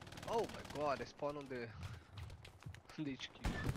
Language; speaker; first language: English; non-native, fluent; Portuguese